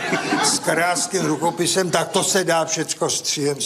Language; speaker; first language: Czech; native; Czech